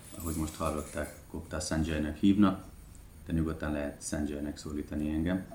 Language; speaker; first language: Hungarian; non-native, fluent; Hindi